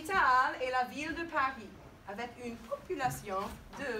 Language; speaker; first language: French; non-native, fluent; English